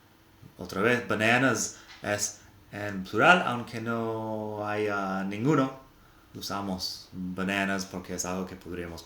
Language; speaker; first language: Spanish; non-native, fluent; English